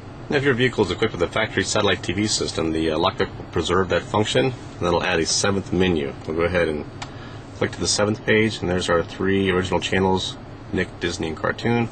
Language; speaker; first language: English; native; English